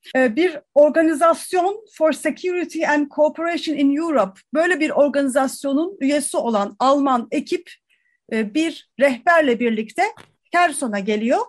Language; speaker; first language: Turkish; native; Turkish